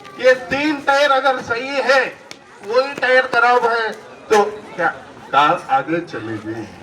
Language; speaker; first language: Hindi; non-native, local second language; Kannada